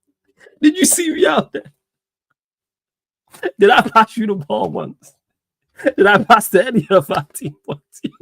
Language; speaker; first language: English; native; English